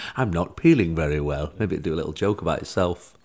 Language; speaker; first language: English; native; English